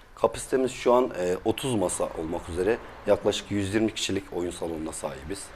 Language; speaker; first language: Turkish; native; Turkish